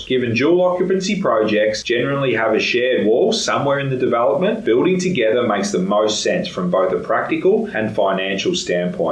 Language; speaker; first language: English; native; English